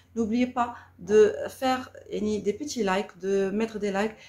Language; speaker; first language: French; non-native, local second language; Arabic